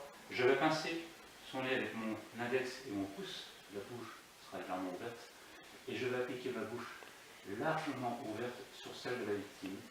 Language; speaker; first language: French; native; French